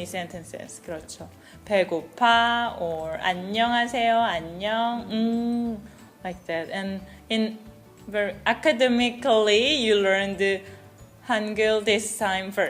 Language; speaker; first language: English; non-native, fluent; Korean